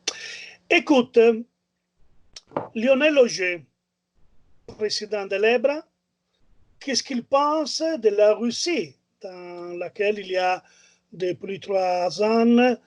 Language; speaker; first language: French; non-native, learner; Italian